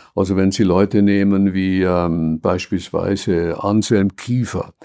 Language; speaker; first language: German; native; German